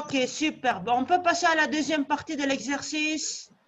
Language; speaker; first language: French; non-native, local second language; Arabic